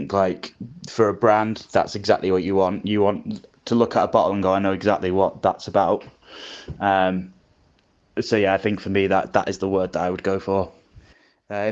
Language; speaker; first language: English; native; English